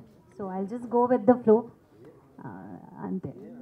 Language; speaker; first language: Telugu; non-native, local second language; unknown